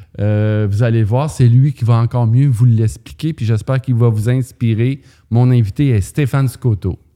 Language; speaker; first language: French; native; French